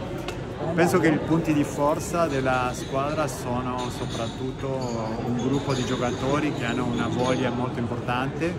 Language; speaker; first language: Italian; non-native, fluent; Spanish